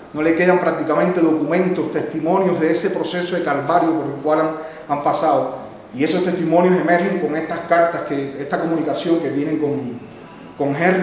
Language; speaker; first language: Spanish; native; Spanish